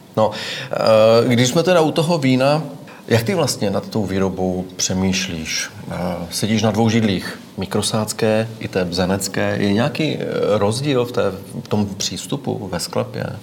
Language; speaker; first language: Czech; native; Czech